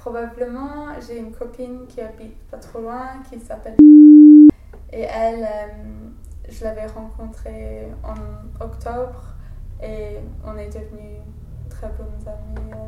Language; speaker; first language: French; non-native, fluent; English